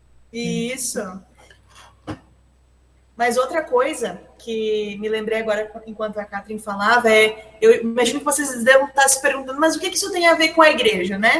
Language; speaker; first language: Portuguese; native; Portuguese